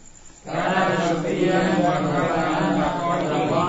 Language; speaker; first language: Arabic; non-native, learner; Indonesian